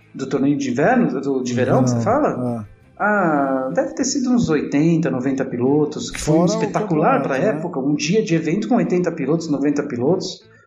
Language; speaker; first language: Portuguese; non-native, local second language; Italian